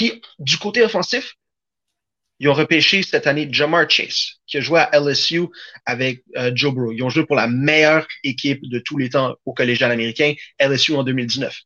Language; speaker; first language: French; native; French